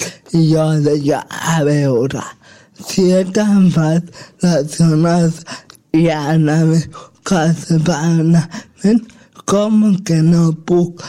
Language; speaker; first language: Catalan; non-native, local second language; Spanish